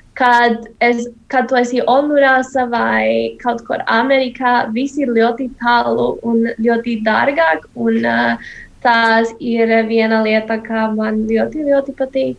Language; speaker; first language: Latvian; non-native, learner; Spanish